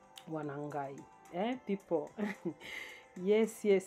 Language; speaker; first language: English; non-native, learner; Lingala